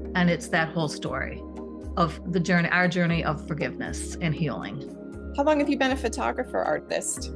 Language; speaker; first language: English; native; English